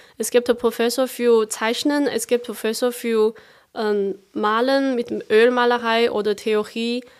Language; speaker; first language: German; non-native, fluent; Chinese